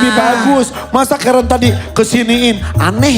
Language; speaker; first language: Indonesian; native; Indonesian